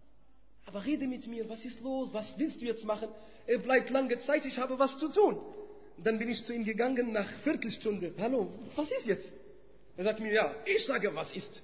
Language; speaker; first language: German; non-native, fluent; Arabic